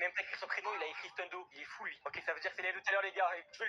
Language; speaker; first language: French; native; French